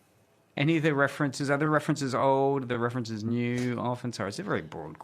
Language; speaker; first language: English; native; English